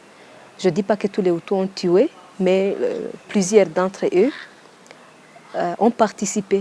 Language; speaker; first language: French; non-native, local second language; Kinyarwanda